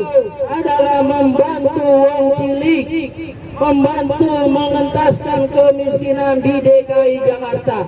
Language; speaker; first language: Indonesian; native; Indonesian